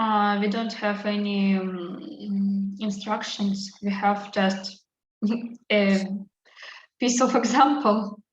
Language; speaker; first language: English; non-native, learner; Russian